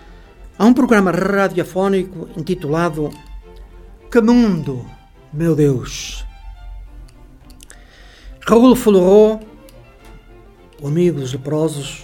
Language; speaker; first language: Portuguese; native; Portuguese